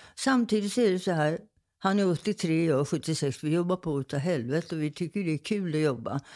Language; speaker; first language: Swedish; native; Swedish